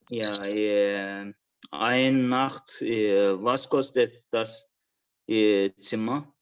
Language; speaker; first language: German; non-native, learner; Azerbaijani